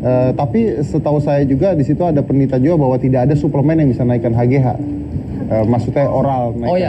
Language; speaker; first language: Indonesian; native; Indonesian